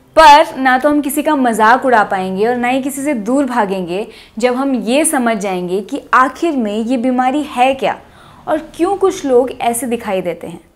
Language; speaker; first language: Hindi; native; Hindi